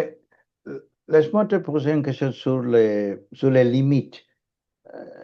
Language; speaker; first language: French; non-native, fluent; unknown